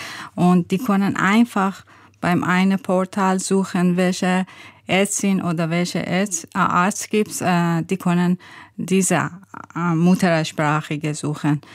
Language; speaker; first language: German; non-native, learner; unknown